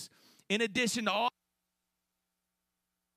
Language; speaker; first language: English; native; English